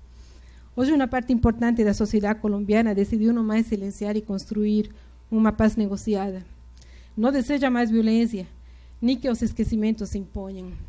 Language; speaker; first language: Portuguese; non-native, fluent; Spanish